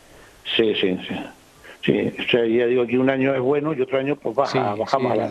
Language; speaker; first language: Spanish; native; Spanish